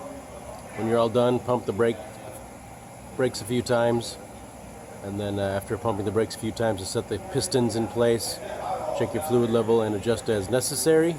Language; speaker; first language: English; native; English